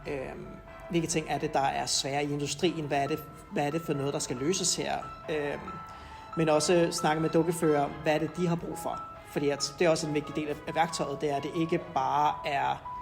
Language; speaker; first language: Danish; native; Danish